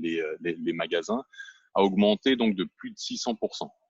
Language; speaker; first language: French; native; French